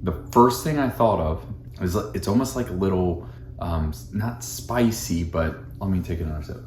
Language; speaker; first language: English; native; English